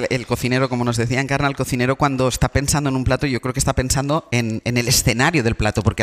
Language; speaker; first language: Spanish; native; Spanish